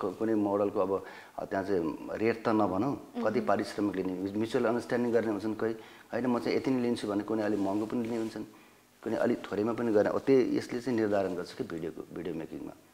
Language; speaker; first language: Nepali; native; Nepali